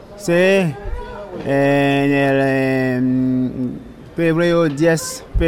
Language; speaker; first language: Spanish; non-native, learner; Haitian Creole